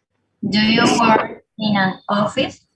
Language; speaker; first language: English; non-native, learner; Spanish